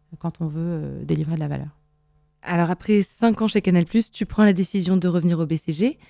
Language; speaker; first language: French; native; French